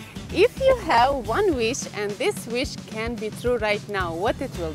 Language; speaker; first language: English; non-native, learner; Russian